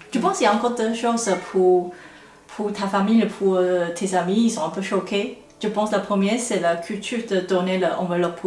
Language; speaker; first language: French; non-native, fluent; Chinese